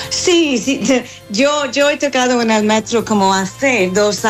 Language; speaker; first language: Spanish; non-native, fluent; English